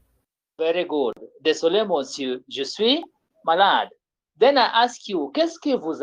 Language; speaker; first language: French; non-native, fluent; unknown